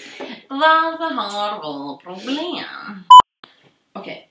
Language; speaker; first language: Swedish; native; Swedish